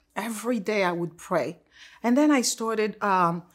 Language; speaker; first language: English; non-native, fluent; Haitian Creole